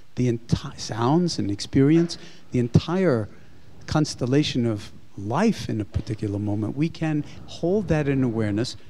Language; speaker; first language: English; native; English